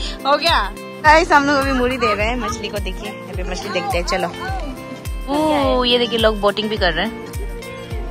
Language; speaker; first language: Hindi; non-native, local second language; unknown